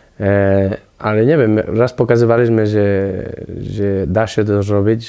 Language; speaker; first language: Polish; non-native, learner; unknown